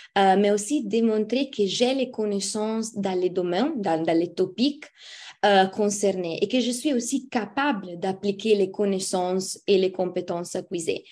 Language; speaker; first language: French; non-native, fluent; Italian